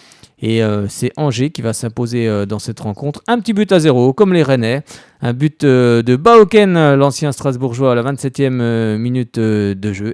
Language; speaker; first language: French; native; French